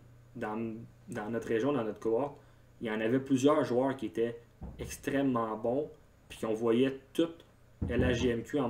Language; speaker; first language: French; native; French